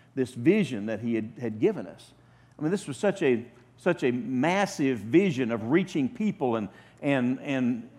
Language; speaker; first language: English; native; English